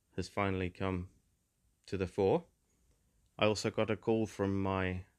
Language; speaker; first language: English; native; English